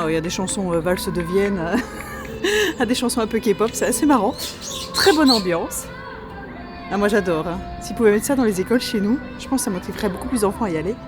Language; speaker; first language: French; native; French